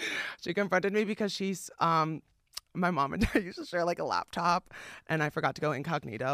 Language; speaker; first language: English; native; English